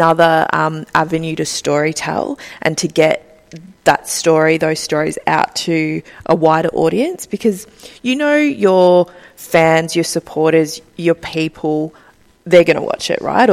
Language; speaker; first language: English; native; English